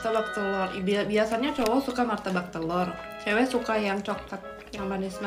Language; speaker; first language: Indonesian; early bilingual, other home language; Korean